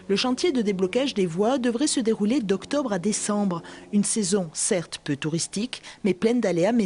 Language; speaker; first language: French; native; French